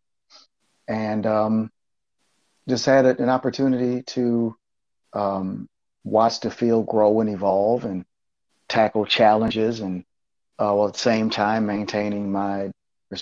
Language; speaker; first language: English; native; English